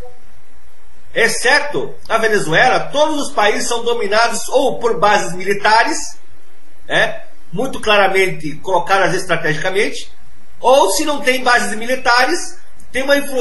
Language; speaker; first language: Portuguese; native; Portuguese